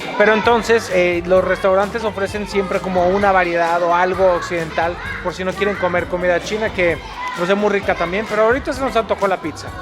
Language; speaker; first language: Spanish; native; Spanish